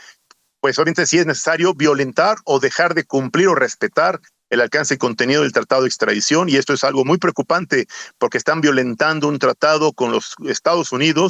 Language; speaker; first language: Spanish; native; Spanish